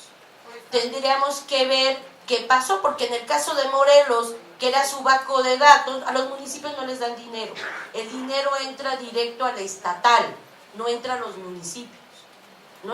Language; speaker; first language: Spanish; native; Spanish